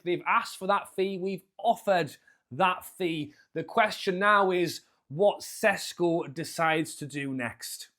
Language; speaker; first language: English; native; English